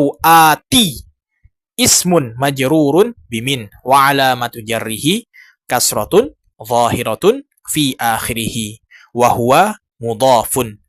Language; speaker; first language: Arabic; non-native, fluent; Indonesian